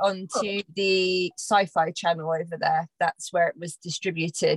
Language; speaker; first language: English; native; English